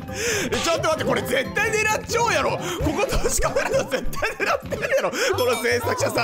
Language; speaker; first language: Japanese; native; Japanese